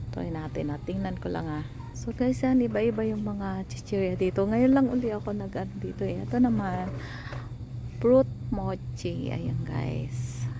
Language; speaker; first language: Filipino; native; Filipino